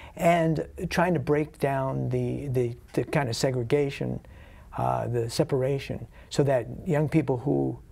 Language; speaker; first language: English; native; English